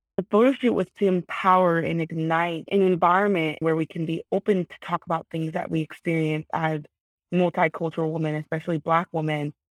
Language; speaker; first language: English; early bilingual, other home language; Vietnamese